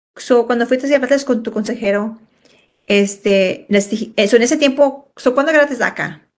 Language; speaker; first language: Spanish; early bilingual, heritage; Spanish